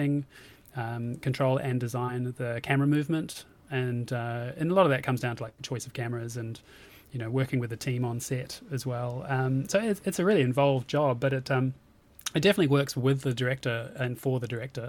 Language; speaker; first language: English; native; English